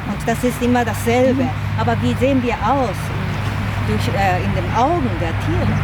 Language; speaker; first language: German; non-native, fluent; Japanese